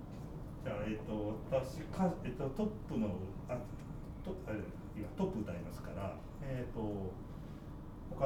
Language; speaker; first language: Japanese; native; Japanese